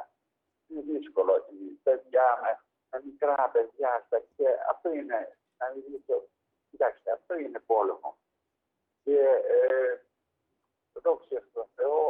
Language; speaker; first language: Greek; non-native, learner; Ukrainian